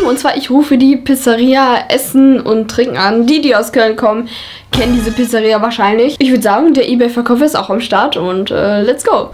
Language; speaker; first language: German; native; German